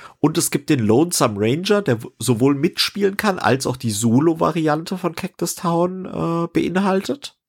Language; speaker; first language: German; native; German